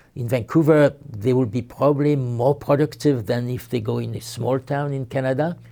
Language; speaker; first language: English; non-native, fluent; French